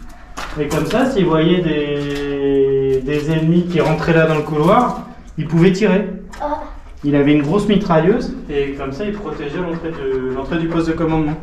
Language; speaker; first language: French; native; French